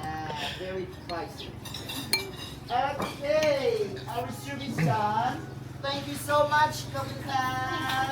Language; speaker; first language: English; non-native, learner; Thai